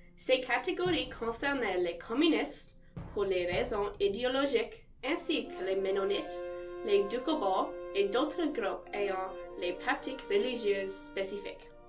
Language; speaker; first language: French; non-native, local second language; English